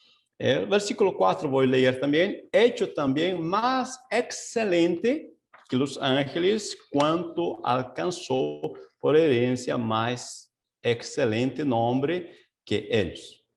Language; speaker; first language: Spanish; non-native, fluent; Portuguese